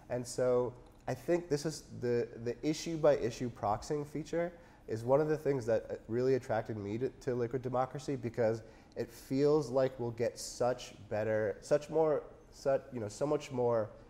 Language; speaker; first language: English; native; English